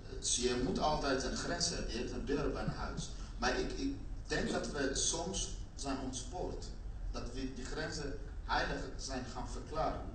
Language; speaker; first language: Dutch; non-native, fluent; Swahili